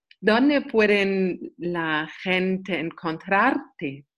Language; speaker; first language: Spanish; non-native, learner; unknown